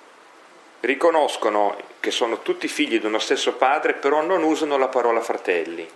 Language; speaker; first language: Italian; native; Italian